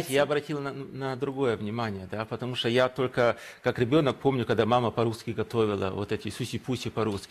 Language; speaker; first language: Russian; early bilingual, heritage; Russian